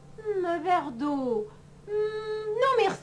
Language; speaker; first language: French; non-native, learner; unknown